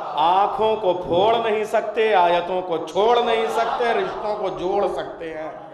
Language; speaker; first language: Hindi; native; Hindi